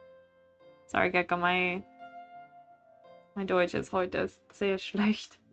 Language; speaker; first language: German; non-native, learner; English